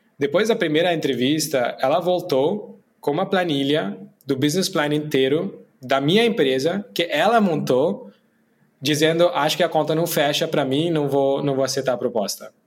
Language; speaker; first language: Portuguese; non-native, fluent; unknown